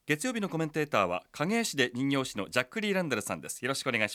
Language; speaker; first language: Japanese; native; Japanese